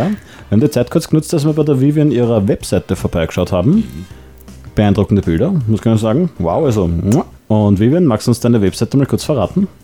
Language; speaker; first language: German; native; German